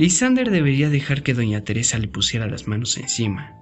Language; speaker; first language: Spanish; native; Spanish